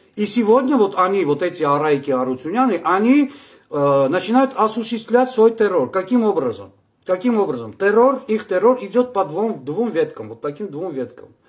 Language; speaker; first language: Russian; non-native, local second language; Armenian